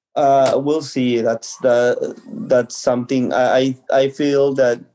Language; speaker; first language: English; early bilingual, other home language; Spanish